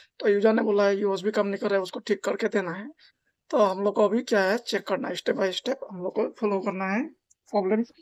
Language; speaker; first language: Hindi; non-native, local second language; Nepali